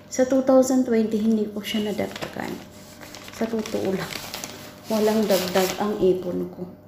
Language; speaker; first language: Filipino; non-native, local second language; Cebuano